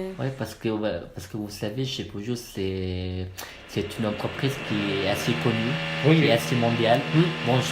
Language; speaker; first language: French; non-native, learner; Malay